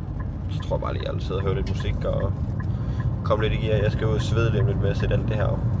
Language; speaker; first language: Danish; native; Danish